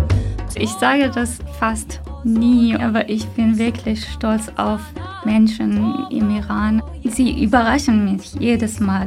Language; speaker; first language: German; non-native, fluent; Persian